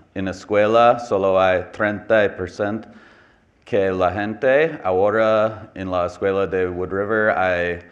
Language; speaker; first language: Spanish; non-native, learner; English